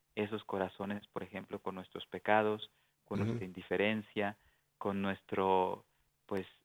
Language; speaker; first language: Spanish; native; Spanish